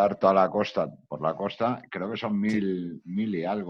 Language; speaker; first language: Spanish; native; Spanish